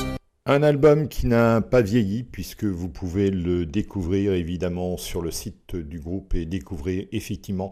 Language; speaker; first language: French; native; French